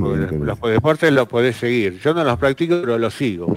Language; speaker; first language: Spanish; native; Spanish